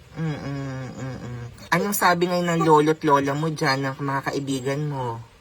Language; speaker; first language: Filipino; native; Filipino